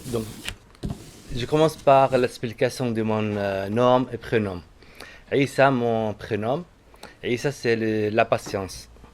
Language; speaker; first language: French; non-native, fluent; Arabic